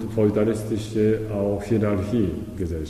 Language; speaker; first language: German; non-native, learner; Japanese